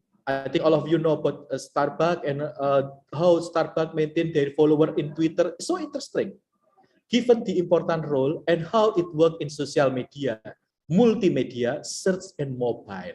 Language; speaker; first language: English; non-native, learner; Indonesian